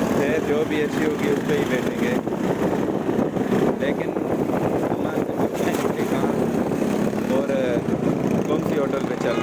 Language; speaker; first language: Hindi; non-native, local second language; Sindhi